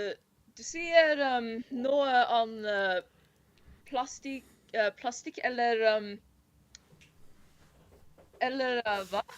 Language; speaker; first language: Norwegian; non-native, learner; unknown